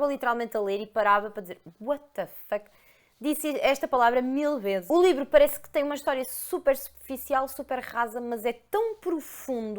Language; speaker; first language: Portuguese; native; Portuguese